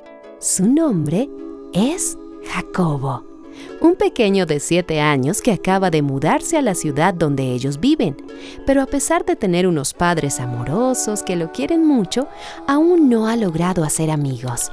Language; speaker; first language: Spanish; native; Spanish